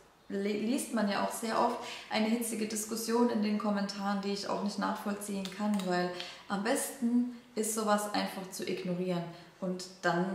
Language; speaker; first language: German; native; German